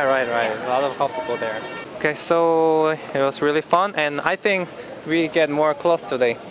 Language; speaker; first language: English; non-native, learner; Korean